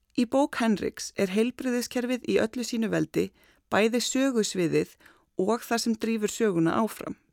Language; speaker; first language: Icelandic; native; Icelandic